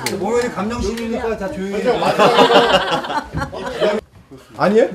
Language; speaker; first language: Korean; native; Korean